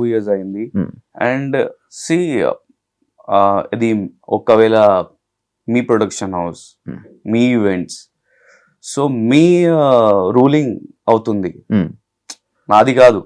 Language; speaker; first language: Telugu; non-native, learner; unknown